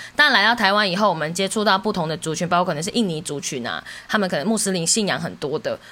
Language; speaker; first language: Chinese; native; Chinese